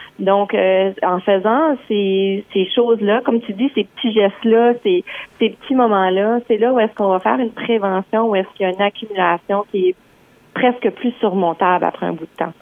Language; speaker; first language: French; native; French